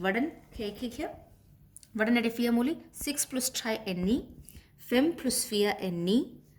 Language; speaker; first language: Danish; non-native, fluent; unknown